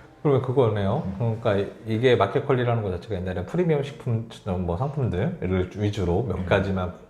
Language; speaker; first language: Korean; native; Korean